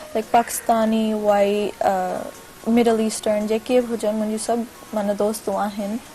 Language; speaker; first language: Sindhi; early bilingual, heritage; Sindhi